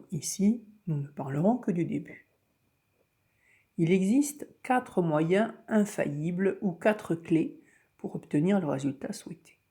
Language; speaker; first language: French; native; French